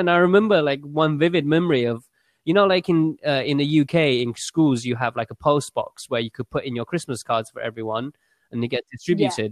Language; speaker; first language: English; early bilingual, other home language; Chinese